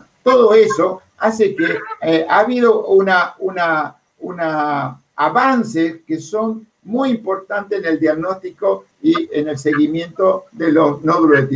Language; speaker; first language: Spanish; native; Spanish